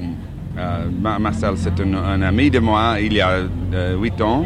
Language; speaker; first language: French; non-native, learner; English